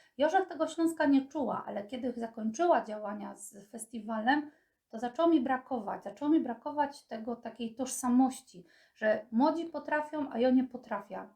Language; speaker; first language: Polish; native; Polish